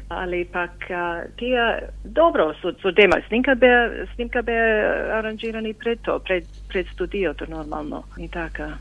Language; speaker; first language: Macedonian; early bilingual, heritage; Macedonian